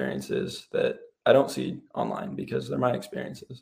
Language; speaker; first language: English; native; English